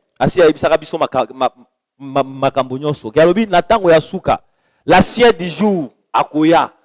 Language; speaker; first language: Lingala; native; Lingala